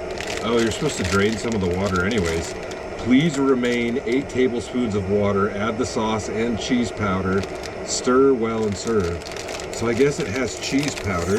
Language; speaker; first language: English; native; English